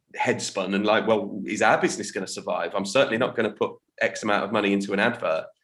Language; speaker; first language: English; native; English